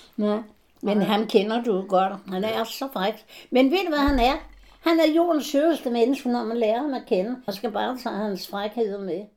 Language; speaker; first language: Danish; native; Danish